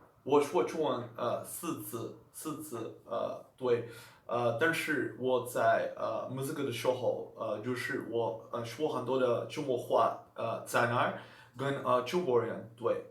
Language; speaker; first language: Chinese; non-native, learner; Dutch